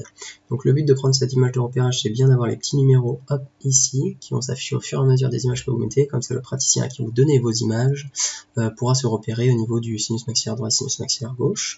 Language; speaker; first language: French; native; French